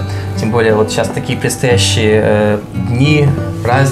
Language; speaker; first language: Russian; native; Russian